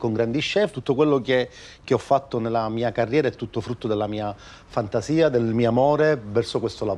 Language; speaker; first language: Italian; native; Italian